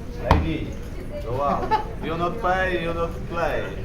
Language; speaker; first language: English; non-native, learner; Polish